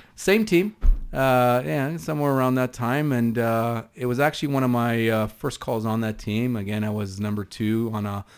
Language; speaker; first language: English; non-native, fluent; Hebrew